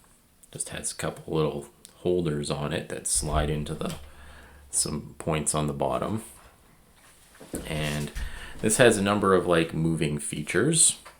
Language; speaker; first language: English; native; English